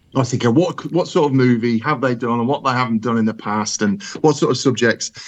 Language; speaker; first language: English; native; English